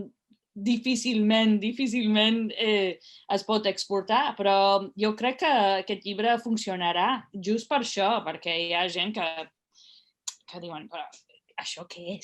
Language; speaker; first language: Catalan; non-native, fluent; English